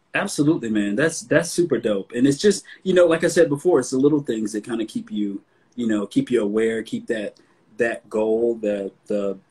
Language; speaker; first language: English; native; English